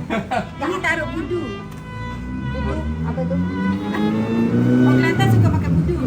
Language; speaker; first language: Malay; non-native, local second language; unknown